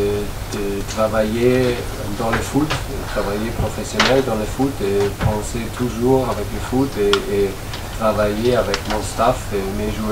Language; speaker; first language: French; non-native, fluent; German